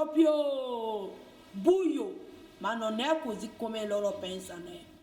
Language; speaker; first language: Italian; non-native, learner; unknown